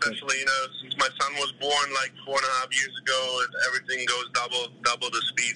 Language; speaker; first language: English; non-native, fluent; German